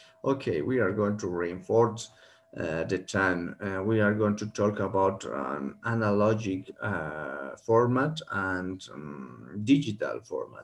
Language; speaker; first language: English; non-native, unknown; Spanish